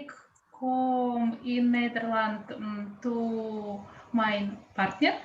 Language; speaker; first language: Dutch; non-native, learner; Russian